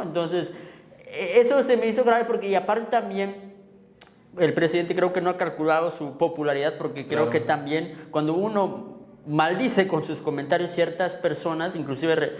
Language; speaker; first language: Spanish; native; Spanish